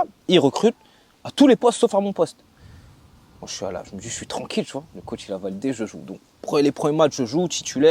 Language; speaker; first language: French; native; French